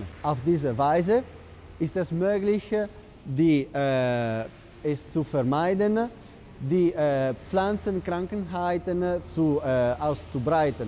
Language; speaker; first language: German; non-native, fluent; Italian